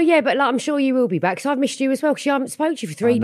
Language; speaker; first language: English; native; English